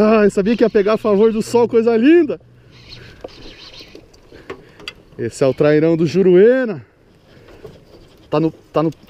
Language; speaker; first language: Portuguese; native; Portuguese